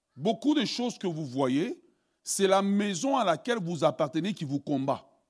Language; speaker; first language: French; early bilingual, other home language; Lingala